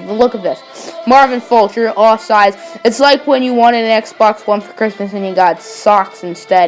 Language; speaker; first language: English; native; English